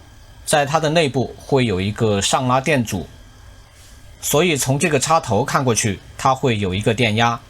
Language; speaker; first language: Chinese; native; Chinese